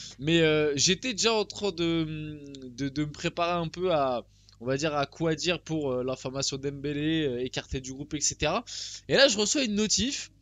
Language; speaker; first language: French; early bilingual, other home language; Portuguese